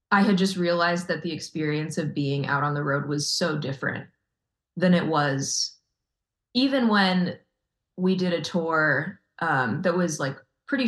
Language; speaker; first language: English; native; English